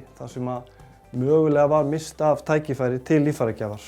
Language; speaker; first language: Icelandic; native; Icelandic